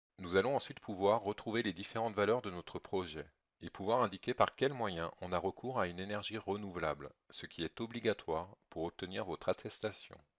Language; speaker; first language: French; native; French